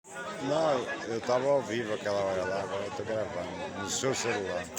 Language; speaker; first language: Portuguese; native; Portuguese